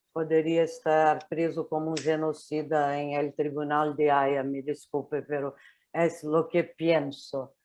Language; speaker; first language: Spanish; non-native, learner; Portuguese